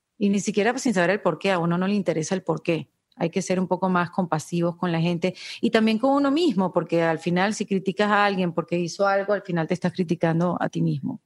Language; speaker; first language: Spanish; native; Spanish